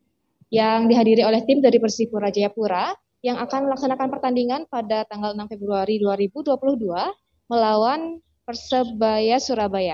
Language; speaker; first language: Indonesian; native; Indonesian